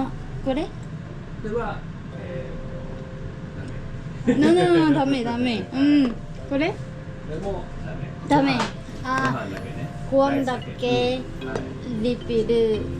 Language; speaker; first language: Japanese; non-native, learner; Korean